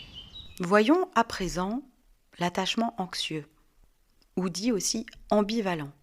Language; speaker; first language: French; native; French